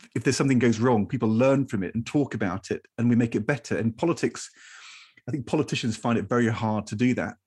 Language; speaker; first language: English; native; English